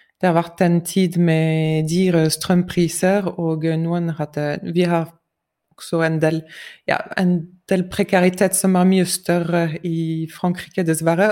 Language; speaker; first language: Norwegian; non-native, fluent; French